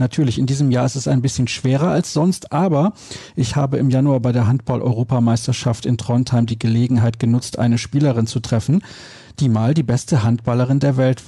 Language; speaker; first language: German; native; German